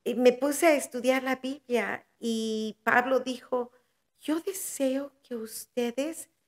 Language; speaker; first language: Spanish; early bilingual, heritage; Spanish